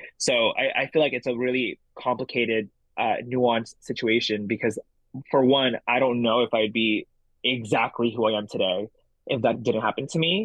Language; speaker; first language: English; early bilingual, other home language; Indonesian